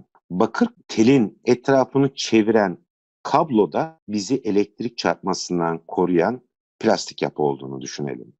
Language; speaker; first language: Turkish; native; Turkish